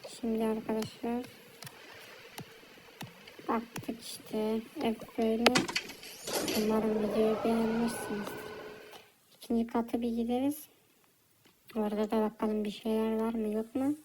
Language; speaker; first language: Turkish; early bilingual, heritage; Turkish